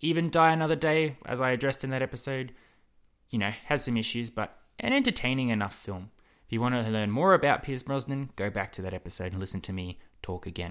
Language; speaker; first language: English; native; English